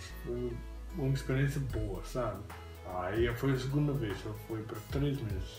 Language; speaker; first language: Portuguese; non-native, fluent; English